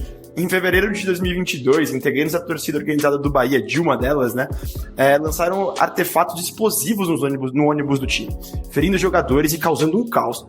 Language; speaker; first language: Portuguese; native; Portuguese